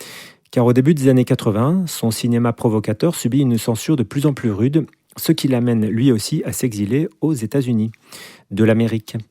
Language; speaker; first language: French; native; French